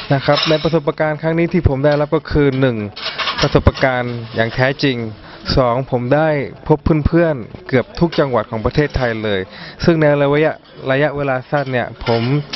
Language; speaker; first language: Thai; early bilingual, heritage; Thai